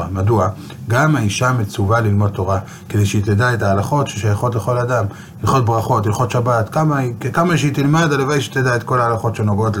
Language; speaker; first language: Hebrew; native; Hebrew